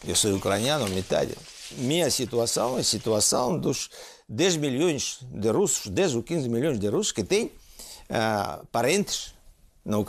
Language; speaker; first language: Portuguese; non-native, fluent; Russian